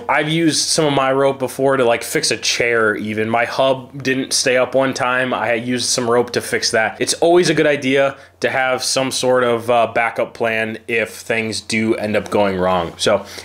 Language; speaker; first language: English; native; English